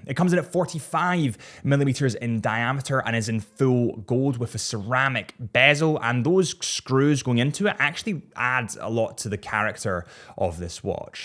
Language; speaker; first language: English; native; English